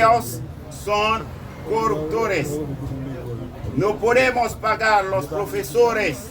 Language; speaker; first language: Spanish; non-native, local second language; Haitian Creole